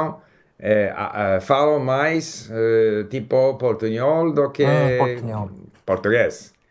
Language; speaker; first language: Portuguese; non-native, learner; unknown